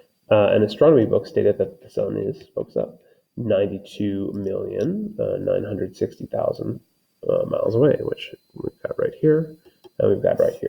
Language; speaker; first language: English; native; English